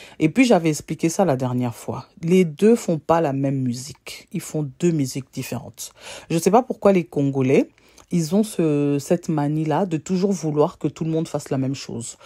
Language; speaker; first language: French; native; French